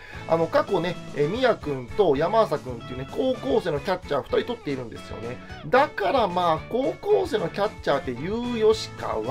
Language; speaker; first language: Japanese; native; Japanese